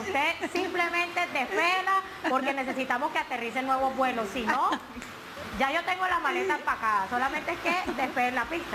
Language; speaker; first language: Spanish; native; Spanish